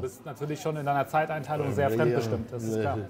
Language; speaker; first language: German; native; German